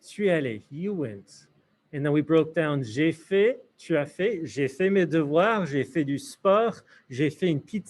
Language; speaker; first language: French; non-native, fluent; English